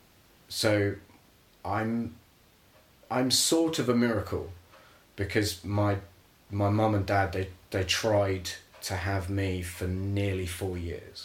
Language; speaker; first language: English; native; English